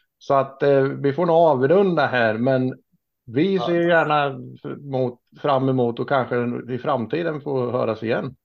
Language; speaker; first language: Swedish; native; Swedish